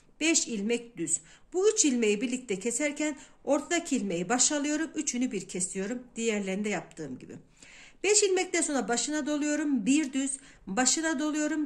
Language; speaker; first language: Turkish; native; Turkish